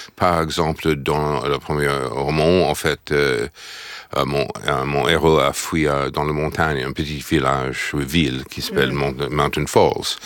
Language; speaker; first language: French; non-native, fluent; English